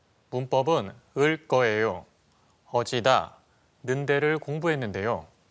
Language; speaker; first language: Korean; native; Korean